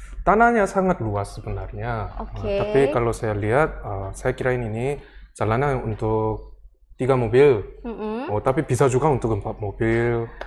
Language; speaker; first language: Indonesian; early bilingual, other home language; Korean